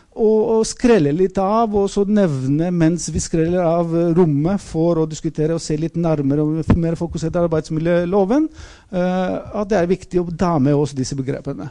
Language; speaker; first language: Norwegian; non-native, fluent; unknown